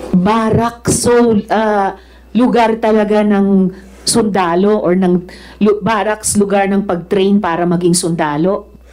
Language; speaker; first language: Filipino; native; Filipino